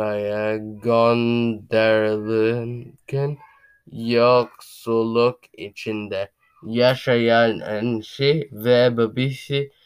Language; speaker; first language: Turkish; non-native, learner; English